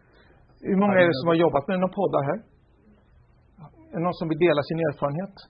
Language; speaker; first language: Swedish; native; Swedish